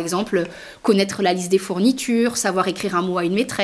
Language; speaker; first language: French; native; French